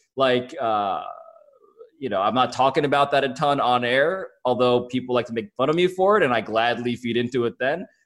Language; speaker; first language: English; early bilingual, other home language; Filipino